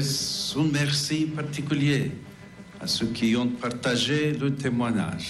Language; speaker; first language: French; non-native, fluent; English